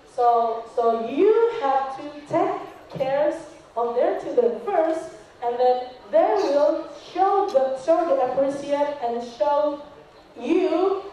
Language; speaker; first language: English; non-native, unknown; Indonesian